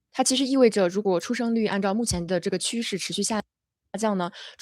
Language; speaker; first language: Chinese; native; Chinese